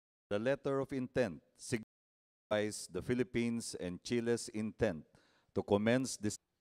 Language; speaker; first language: English; non-native, local second language; Filipino